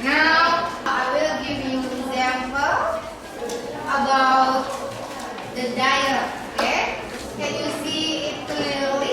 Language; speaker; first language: English; non-native, learner; Indonesian